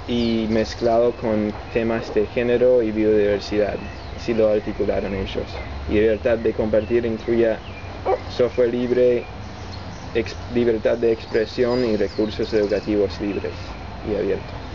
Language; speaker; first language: Spanish; non-native, fluent; English